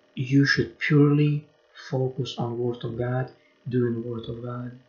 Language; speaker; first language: English; non-native, fluent; Lithuanian